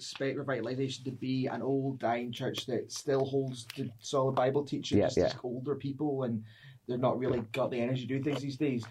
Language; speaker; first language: English; native; English